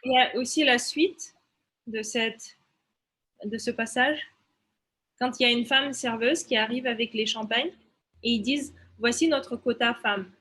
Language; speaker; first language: French; non-native, fluent; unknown